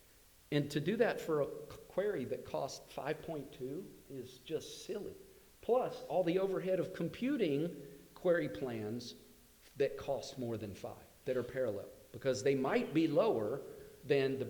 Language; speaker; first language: English; native; English